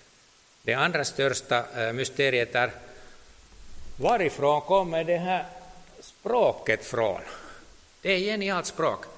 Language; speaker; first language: Swedish; non-native, local second language; Finnish